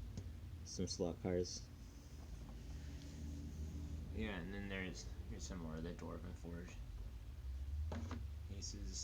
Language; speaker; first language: English; native; English